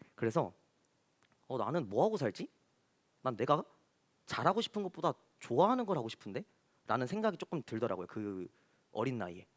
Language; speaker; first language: Korean; native; Korean